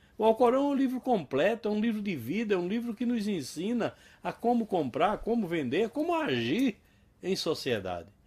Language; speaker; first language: Portuguese; native; Portuguese